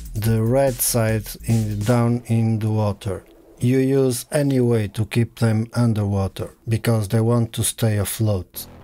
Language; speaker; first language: English; non-native, fluent; Portuguese